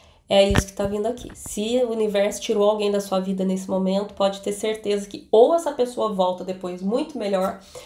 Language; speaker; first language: Portuguese; native; Portuguese